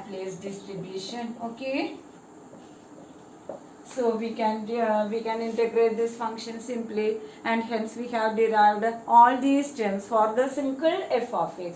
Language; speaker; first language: English; non-native, local second language; Malayalam